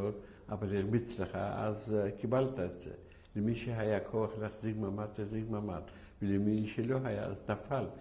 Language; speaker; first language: Hebrew; non-native, fluent; Yiddish